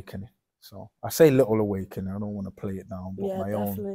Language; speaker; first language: English; native; English